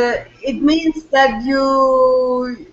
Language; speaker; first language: English; non-native, learner; French